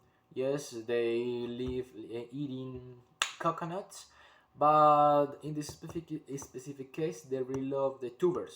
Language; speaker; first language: English; non-native, learner; Spanish